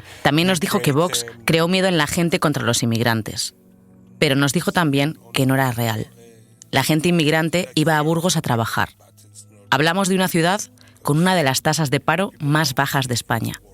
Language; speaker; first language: Spanish; native; Spanish